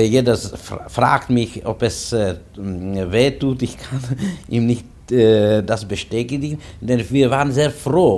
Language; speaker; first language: German; non-native, fluent; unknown